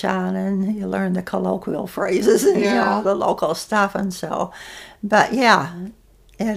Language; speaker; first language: English; non-native, fluent; Dutch